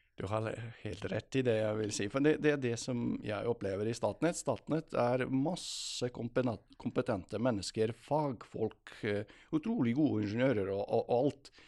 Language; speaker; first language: Norwegian; non-native, fluent; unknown